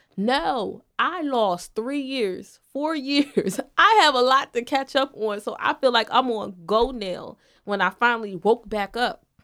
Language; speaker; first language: English; native; English